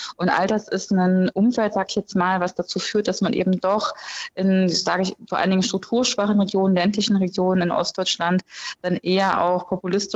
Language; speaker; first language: German; native; German